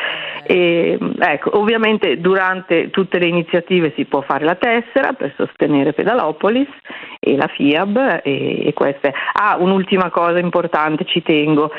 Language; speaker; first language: Italian; native; Italian